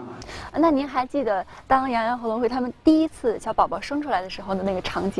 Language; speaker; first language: Chinese; native; Chinese